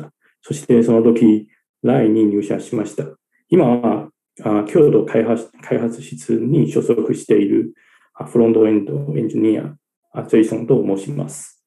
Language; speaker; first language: Japanese; non-native, learner; Chinese